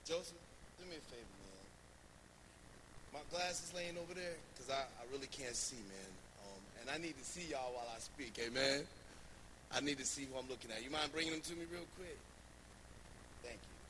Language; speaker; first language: English; native; English